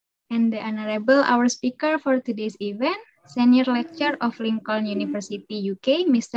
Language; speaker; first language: English; non-native, fluent; Indonesian